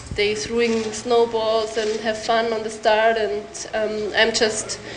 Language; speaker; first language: English; non-native, learner; German